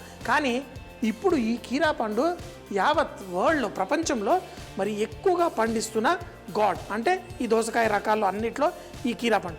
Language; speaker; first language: Telugu; native; Telugu